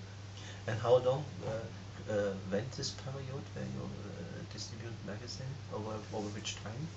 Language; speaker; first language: English; non-native, fluent; German